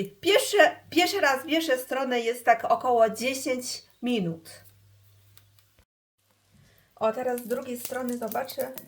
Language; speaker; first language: Polish; non-native, learner; Chinese